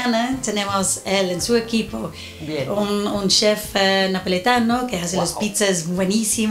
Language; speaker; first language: Spanish; non-native, fluent; Portuguese